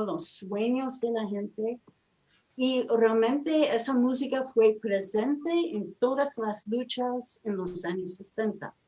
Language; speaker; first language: Spanish; non-native, fluent; English